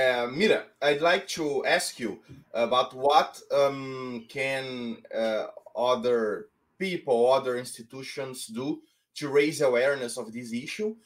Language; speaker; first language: English; non-native, fluent; Portuguese